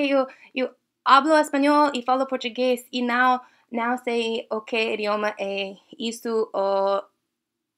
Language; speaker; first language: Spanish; non-native, learner; English